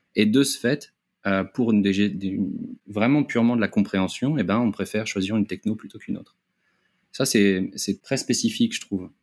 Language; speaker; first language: French; native; French